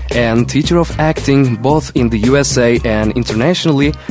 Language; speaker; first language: English; non-native, fluent; Turkish